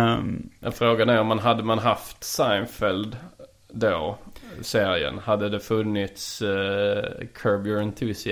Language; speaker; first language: Swedish; native; Swedish